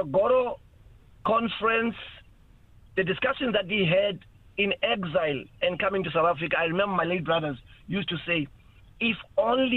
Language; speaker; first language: English; non-native, local second language; Xhosa